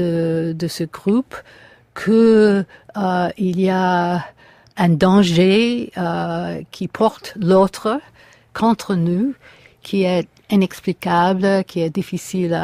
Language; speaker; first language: French; non-native, fluent; English